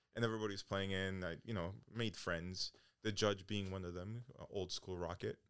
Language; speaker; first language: English; early bilingual, other home language; Polish